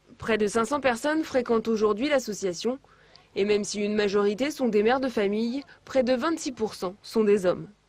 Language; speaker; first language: French; native; French